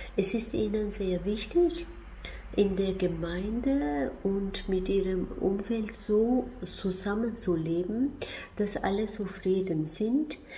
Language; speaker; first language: German; non-native, fluent; Turkish